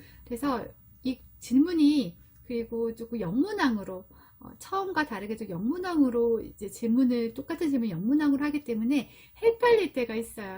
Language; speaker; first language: Korean; native; Korean